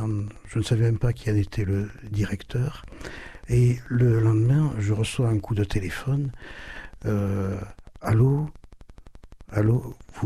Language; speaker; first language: French; non-native, local second language; German